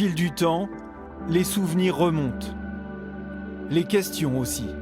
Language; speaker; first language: French; native; French